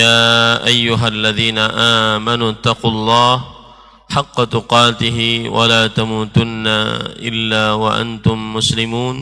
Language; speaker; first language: Arabic; non-native, fluent; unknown